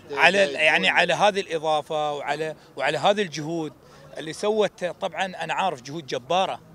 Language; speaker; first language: Arabic; native; Arabic